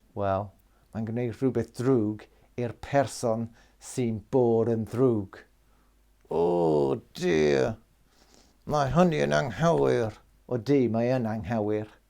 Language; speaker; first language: Welsh; non-native, local second language; English